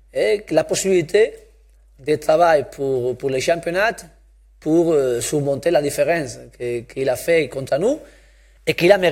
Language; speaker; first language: French; non-native, learner; Spanish